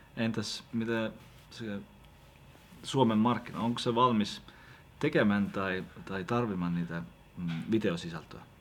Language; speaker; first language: Finnish; native; Finnish